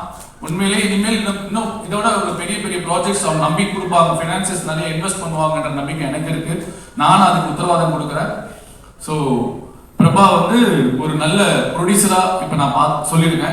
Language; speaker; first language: Tamil; native; Tamil